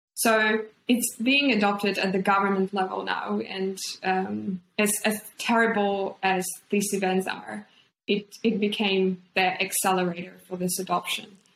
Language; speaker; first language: English; non-native, fluent; Ukrainian